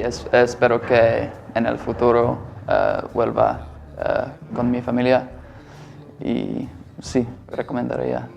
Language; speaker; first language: Spanish; non-native, learner; English